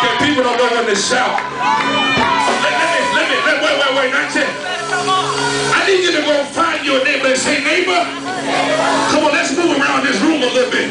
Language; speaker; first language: English; native; English